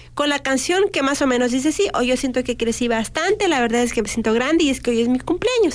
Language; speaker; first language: Spanish; native; Spanish